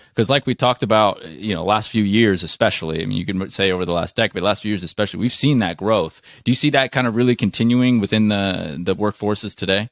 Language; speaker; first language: English; native; English